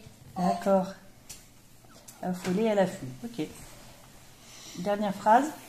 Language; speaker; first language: French; native; French